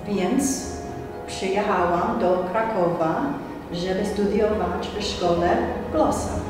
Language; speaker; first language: Polish; non-native, learner; English